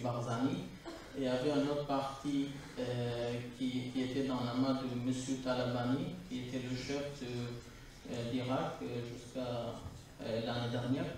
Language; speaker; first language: French; non-native, fluent; Kurdish